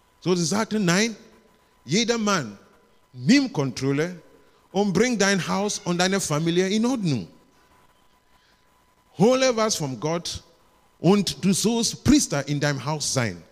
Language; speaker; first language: German; non-native, learner; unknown